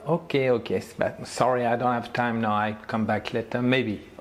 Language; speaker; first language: English; non-native, learner; French